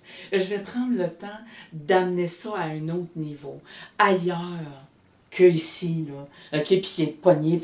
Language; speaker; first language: French; native; French